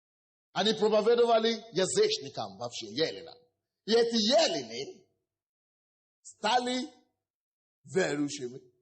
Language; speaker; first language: Russian; non-native, fluent; Yoruba